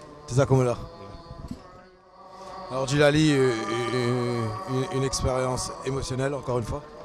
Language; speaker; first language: French; native; French